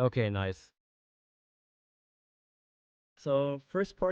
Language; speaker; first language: English; native; English